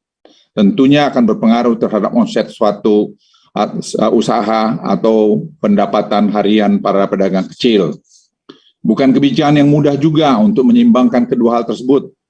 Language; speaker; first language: Indonesian; native; Indonesian